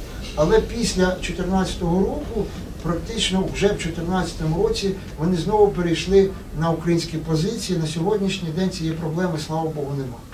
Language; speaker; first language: Ukrainian; native; Ukrainian